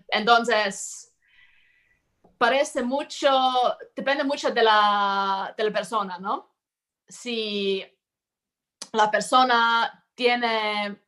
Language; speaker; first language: Spanish; non-native, fluent; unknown